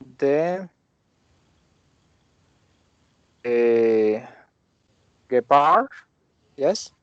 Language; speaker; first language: English; non-native, learner; Spanish